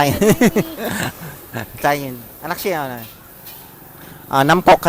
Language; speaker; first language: Thai; non-native, fluent; Filipino